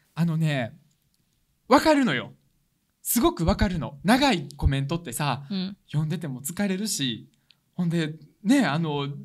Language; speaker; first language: Japanese; early bilingual, other home language; Russian